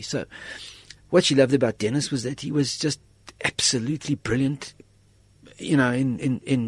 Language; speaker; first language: English; native; English